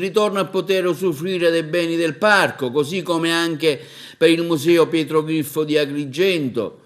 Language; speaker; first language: Italian; native; Italian